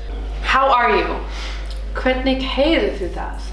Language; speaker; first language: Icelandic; non-native, learner; English